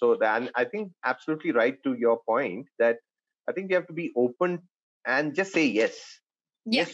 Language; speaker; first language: English; non-native, local second language; Tamil